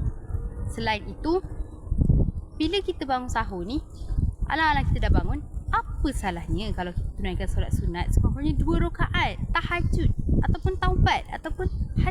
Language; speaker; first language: Malay; native; Malay